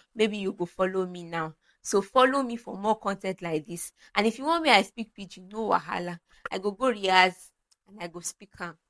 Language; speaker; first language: Nigerian Pidgin; non-native, local second language; Yoruba